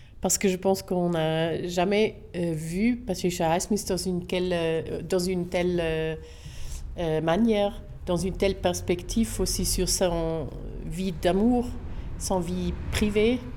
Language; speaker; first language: French; non-native, local second language; German